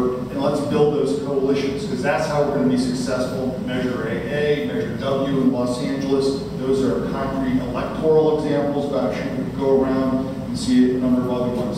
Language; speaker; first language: English; native; English